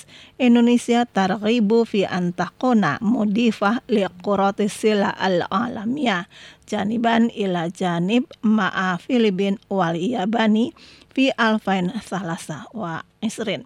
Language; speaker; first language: Arabic; non-native, fluent; Indonesian